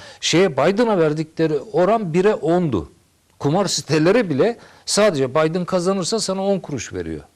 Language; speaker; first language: Turkish; native; Turkish